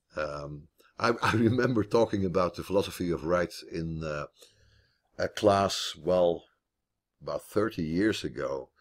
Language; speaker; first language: English; non-native, fluent; Dutch